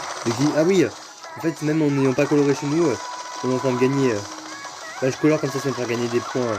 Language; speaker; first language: French; native; French